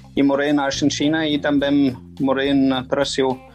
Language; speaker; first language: Portuguese; non-native, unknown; German